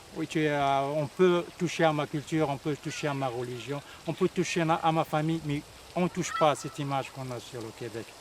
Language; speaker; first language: French; non-native, local second language; Arabic